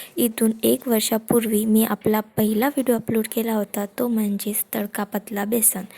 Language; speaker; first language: Marathi; non-native, local second language; Lambadi